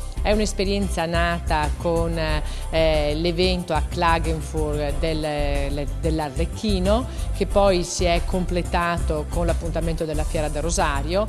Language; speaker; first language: Italian; native; Italian